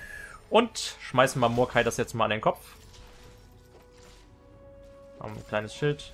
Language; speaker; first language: German; native; German